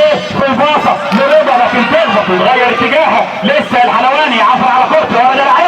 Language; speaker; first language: Arabic; native; Arabic